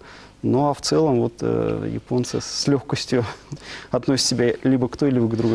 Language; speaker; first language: Russian; native; Russian